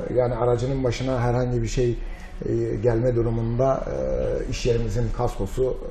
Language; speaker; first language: Turkish; native; Turkish